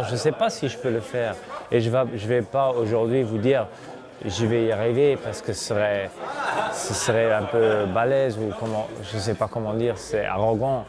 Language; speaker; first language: French; non-native, local second language; Luxembourgish